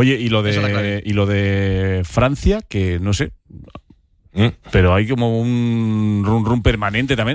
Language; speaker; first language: Spanish; native; Spanish